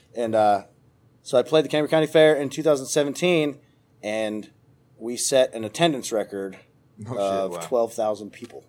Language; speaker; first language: English; native; English